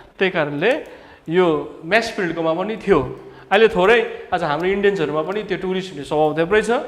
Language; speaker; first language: Nepali; native; Nepali